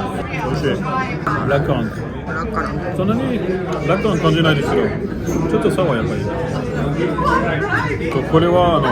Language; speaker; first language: Japanese; non-native, fluent; French